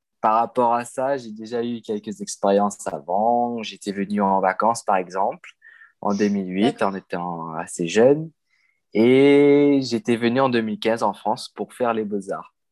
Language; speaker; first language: French; non-native, local second language; Morisyen